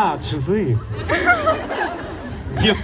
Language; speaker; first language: Russian; native; Russian